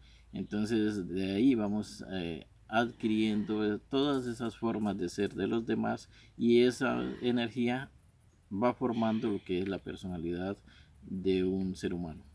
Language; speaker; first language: Spanish; native; Spanish